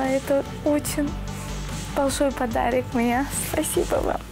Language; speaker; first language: Russian; non-native, learner; Azerbaijani